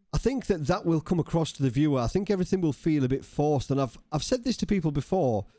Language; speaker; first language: English; native; English